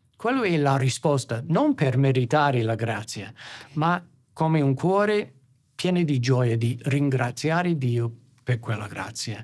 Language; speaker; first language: Italian; non-native, fluent; English